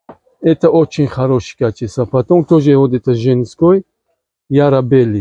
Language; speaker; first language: Russian; non-native, learner; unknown